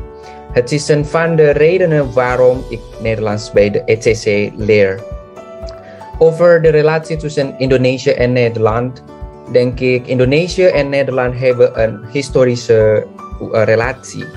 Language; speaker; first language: Dutch; non-native, fluent; Indonesian